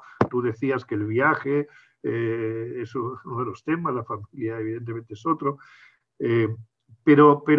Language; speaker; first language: Spanish; native; Spanish